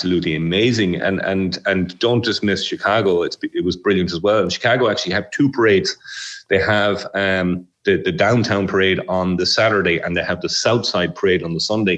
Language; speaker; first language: English; native; English